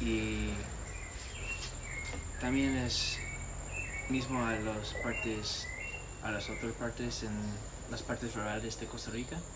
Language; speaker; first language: Spanish; non-native, learner; English